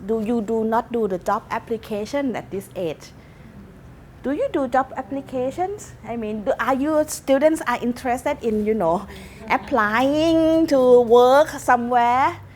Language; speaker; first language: English; non-native, fluent; Thai